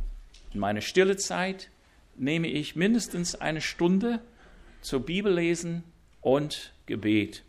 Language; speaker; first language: German; non-native, fluent; English